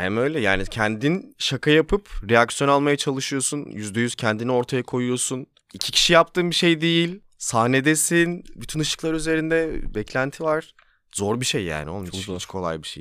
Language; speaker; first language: Turkish; native; Turkish